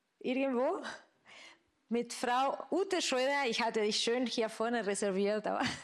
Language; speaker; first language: German; non-native, fluent; Spanish